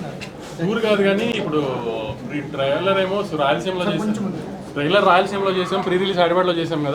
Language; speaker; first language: Telugu; native; Telugu